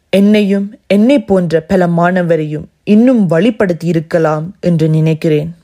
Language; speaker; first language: Tamil; early bilingual, heritage; Tamil